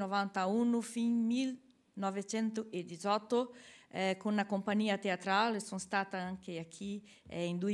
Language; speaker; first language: Italian; non-native, learner; Portuguese